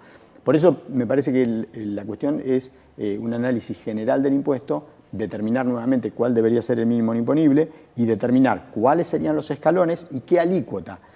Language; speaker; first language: Spanish; native; Spanish